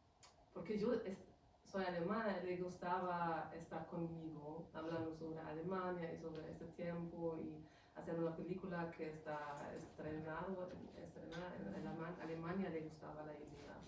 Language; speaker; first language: Spanish; non-native, fluent; German